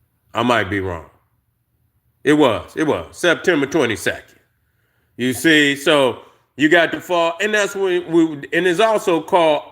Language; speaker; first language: English; native; English